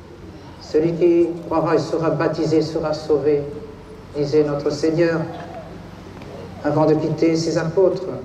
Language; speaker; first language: French; native; French